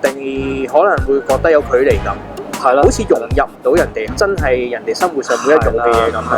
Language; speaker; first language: Cantonese; native; Cantonese